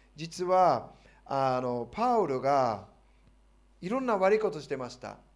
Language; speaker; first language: Japanese; non-native, fluent; English